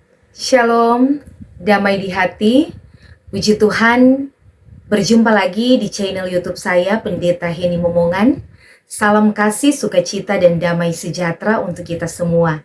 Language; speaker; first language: Indonesian; native; Indonesian